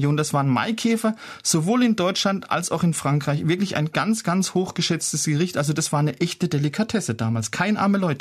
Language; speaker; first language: German; native; German